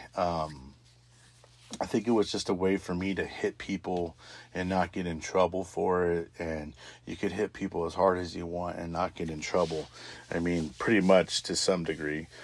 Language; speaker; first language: English; native; English